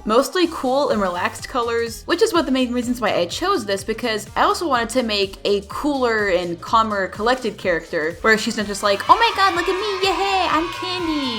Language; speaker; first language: English; native; English